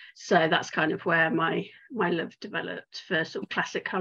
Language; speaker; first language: English; native; English